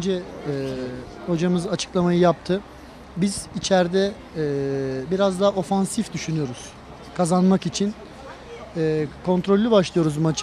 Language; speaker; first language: Turkish; native; Turkish